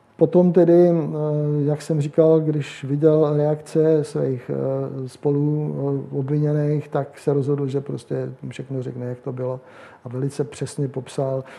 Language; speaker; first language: Czech; native; Czech